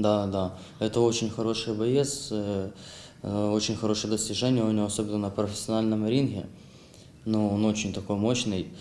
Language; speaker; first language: Russian; non-native, local second language; Ukrainian